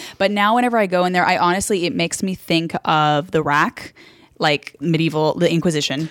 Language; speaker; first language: English; native; English